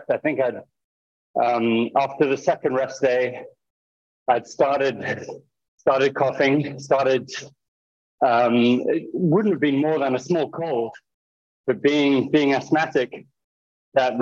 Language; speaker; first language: English; native; English